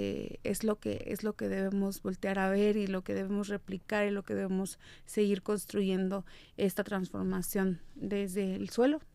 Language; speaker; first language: Spanish; native; Spanish